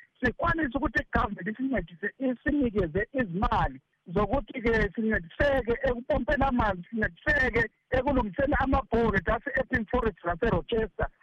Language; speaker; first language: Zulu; native; Zulu